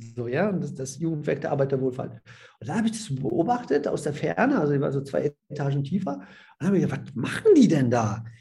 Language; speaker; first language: German; early bilingual, other home language; Russian